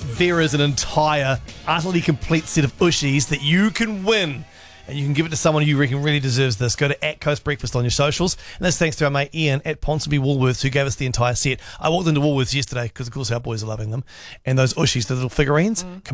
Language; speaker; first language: English; native; English